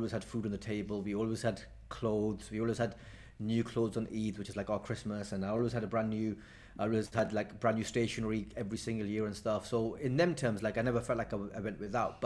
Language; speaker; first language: English; native; English